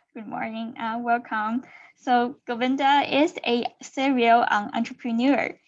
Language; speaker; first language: English; non-native, fluent; Chinese